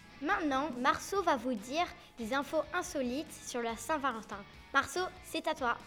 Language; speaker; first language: French; early bilingual, heritage; French